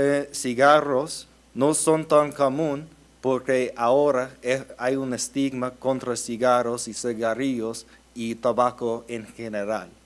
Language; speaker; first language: Spanish; early bilingual, heritage; Spanish